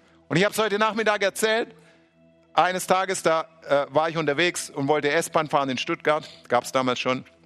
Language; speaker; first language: German; native; German